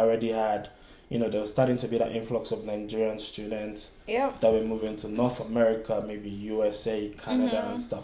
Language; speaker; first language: English; non-native, local second language; Yoruba